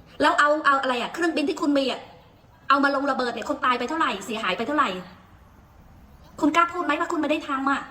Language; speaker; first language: Thai; non-native, fluent; Khmer